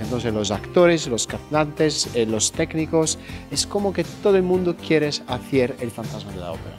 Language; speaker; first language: Spanish; non-native, fluent; Italian